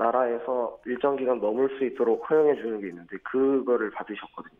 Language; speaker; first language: Korean; native; Korean